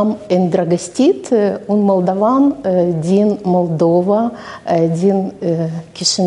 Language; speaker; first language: Romanian; non-native, learner; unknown